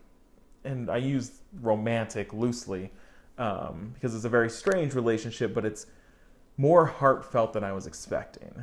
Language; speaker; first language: English; native; English